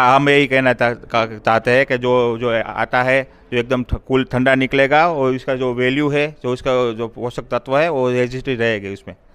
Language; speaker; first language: Hindi; non-native, local second language; Gujarati